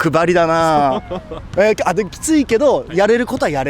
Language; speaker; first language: Japanese; native; Japanese